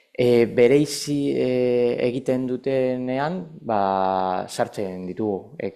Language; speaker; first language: Basque; non-native, local second language; Spanish